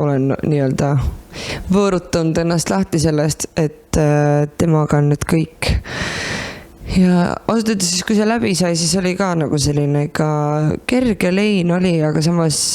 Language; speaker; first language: Estonian; native; Estonian